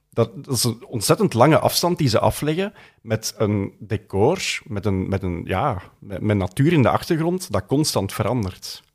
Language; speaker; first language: Dutch; native; Dutch